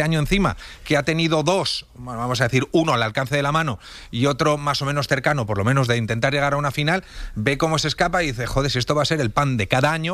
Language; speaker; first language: Spanish; native; Spanish